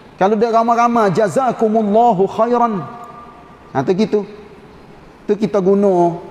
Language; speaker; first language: Malay; native; Malay